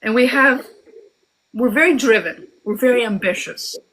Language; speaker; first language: English; early bilingual, other home language; Albanian